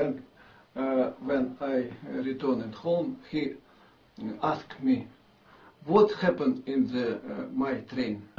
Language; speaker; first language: English; non-native, learner; Russian